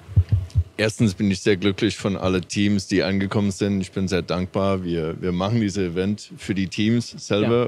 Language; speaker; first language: German; non-native, fluent; English